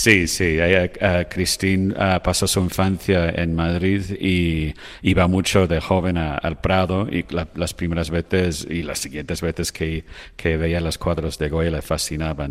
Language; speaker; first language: Spanish; non-native, fluent; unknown